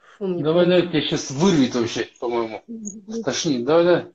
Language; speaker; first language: Russian; native; Russian